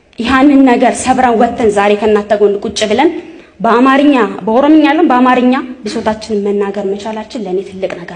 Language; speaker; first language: Amharic; non-native, local second language; Oromo